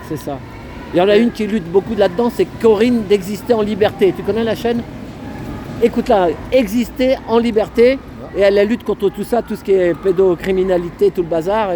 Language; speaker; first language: French; native; French